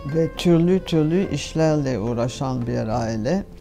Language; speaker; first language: Turkish; non-native, fluent; French